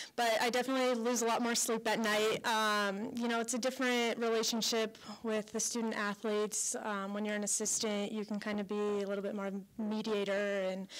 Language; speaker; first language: English; native; English